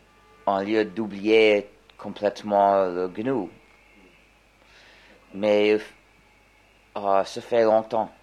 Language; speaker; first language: French; non-native, fluent; English